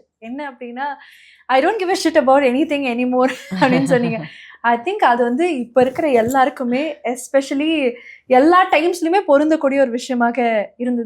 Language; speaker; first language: Tamil; native; Tamil